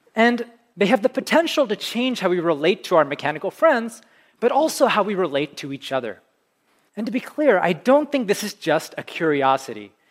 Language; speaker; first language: English; early bilingual, other home language; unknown